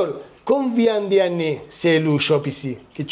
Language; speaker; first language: French; non-native, learner; Spanish